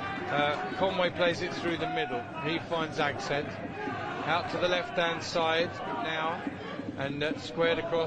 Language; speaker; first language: English; native; English